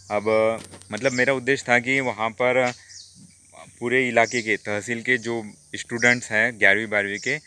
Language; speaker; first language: Hindi; non-native, local second language; Marathi